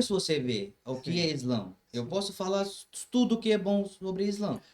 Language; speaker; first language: Portuguese; non-native, learner; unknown